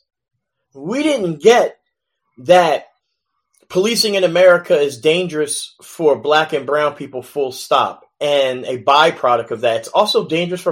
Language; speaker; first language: English; native; English